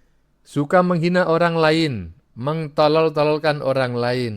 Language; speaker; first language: Indonesian; native; Indonesian